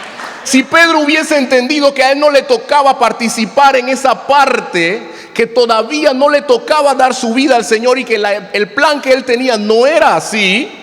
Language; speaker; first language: Spanish; native; Spanish